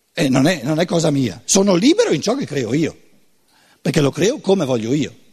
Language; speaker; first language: Italian; native; Italian